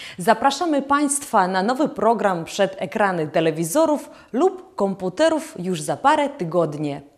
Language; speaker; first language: Polish; early bilingual, heritage; Polish